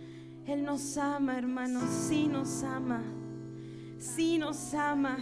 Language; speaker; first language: Spanish; native; Spanish